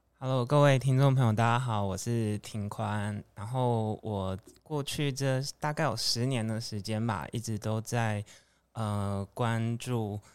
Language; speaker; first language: Chinese; native; Chinese